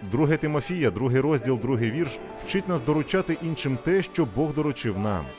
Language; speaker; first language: Ukrainian; non-native, fluent; English